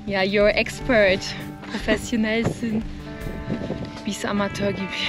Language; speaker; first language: English; non-native, fluent; German